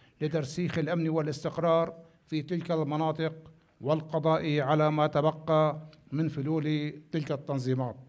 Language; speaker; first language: Arabic; native; Arabic